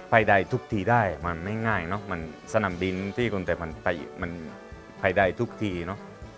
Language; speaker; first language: Thai; non-native, learner; Spanish